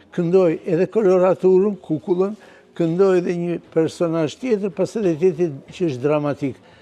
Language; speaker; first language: Albanian; native; Albanian